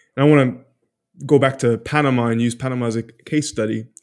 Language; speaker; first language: English; early bilingual, other home language; Spanish